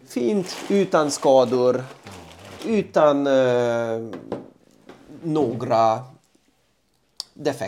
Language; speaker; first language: Swedish; non-native, fluent; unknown